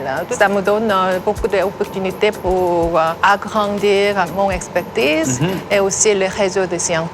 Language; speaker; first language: French; non-native, fluent; Korean